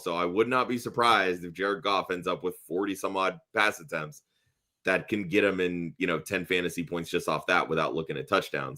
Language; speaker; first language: English; native; English